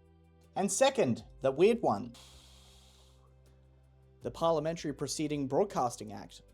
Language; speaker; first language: English; native; English